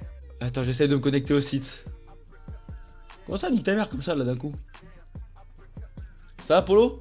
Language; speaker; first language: French; native; French